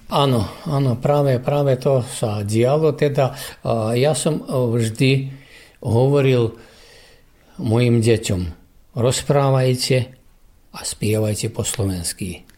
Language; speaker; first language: Slovak; early bilingual, heritage; Slovak